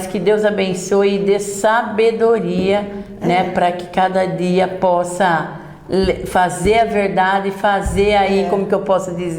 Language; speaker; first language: Portuguese; native; Portuguese